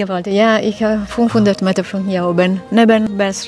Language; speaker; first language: German; non-native, fluent; Italian